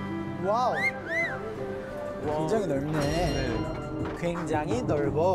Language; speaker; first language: Korean; native; Korean